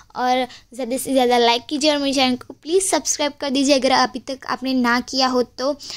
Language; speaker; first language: Hindi; non-native, local second language; Gujarati